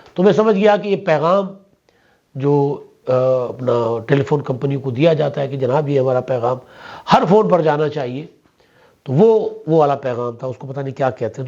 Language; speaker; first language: Urdu; non-native, local second language; Sindhi